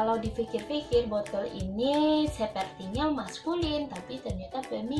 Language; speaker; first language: Indonesian; non-native, local second language; Minangkabau